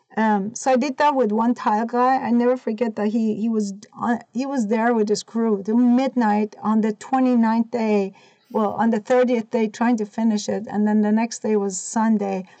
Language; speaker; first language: English; non-native, fluent; Persian